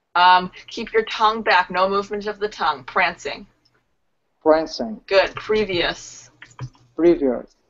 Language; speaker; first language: English; native; English